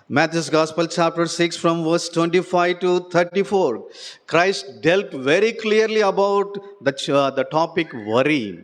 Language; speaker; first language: English; non-native, local second language; Telugu